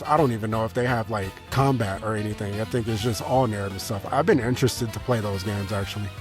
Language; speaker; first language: English; native; English